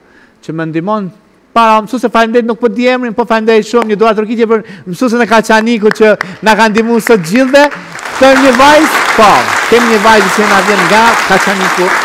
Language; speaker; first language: Albanian; native; Albanian